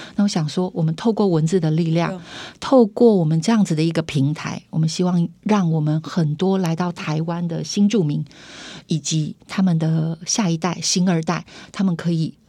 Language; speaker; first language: Chinese; native; Chinese